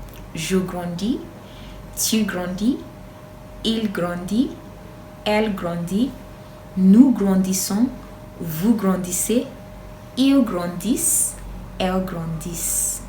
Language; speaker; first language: French; non-native, fluent; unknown